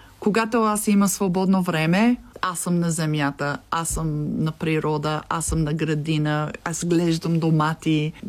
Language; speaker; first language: Bulgarian; non-native, learner; English